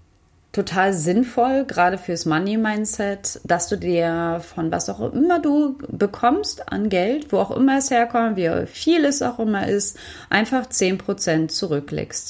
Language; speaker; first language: German; native; German